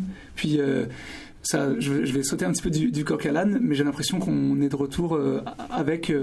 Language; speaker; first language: French; native; French